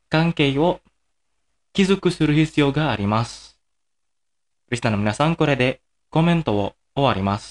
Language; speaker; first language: Japanese; non-native, fluent; Indonesian